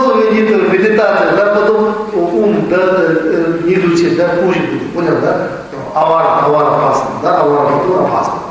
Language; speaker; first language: Russian; non-native, learner; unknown